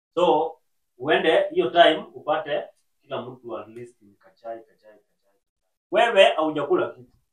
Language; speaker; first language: Swahili; native; Swahili